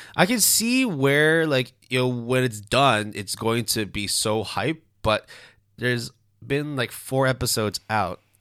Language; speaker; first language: English; non-native, fluent; Cantonese